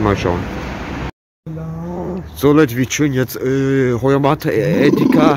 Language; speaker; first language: German; early bilingual, other home language; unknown